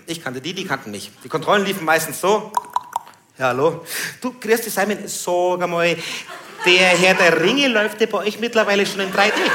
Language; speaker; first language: German; early bilingual, other home language; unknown